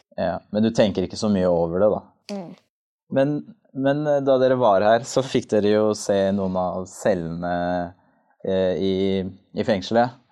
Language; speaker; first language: Norwegian; native; Norwegian